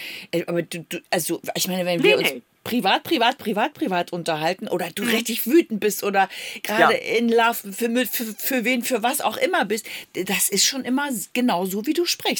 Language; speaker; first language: German; native; German